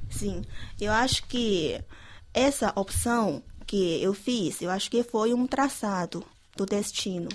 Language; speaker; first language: Portuguese; non-native, fluent; Chinese